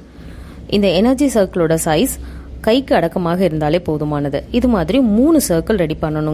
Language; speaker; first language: Tamil; native; Tamil